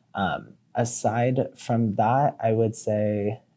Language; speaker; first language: English; native; English